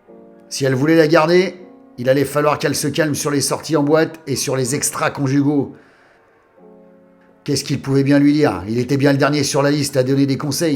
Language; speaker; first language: French; native; French